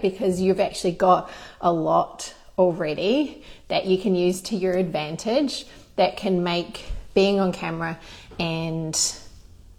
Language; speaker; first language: English; native; English